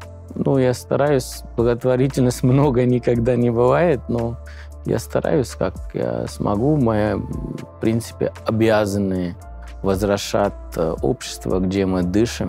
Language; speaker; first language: Russian; non-native, fluent; Punjabi